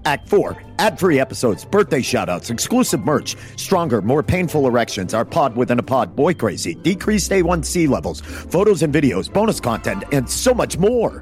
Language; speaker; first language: English; native; English